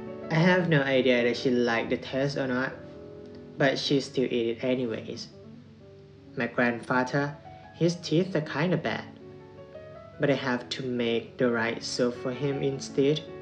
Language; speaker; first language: English; non-native, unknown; Thai